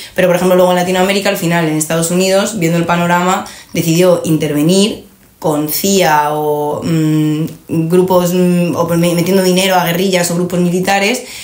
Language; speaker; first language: Spanish; native; Spanish